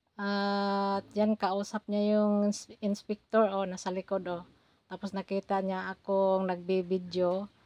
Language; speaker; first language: Filipino; non-native, local second language; Cebuano